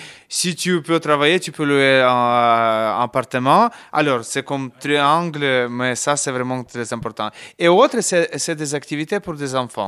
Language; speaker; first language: French; non-native, learner; Ukrainian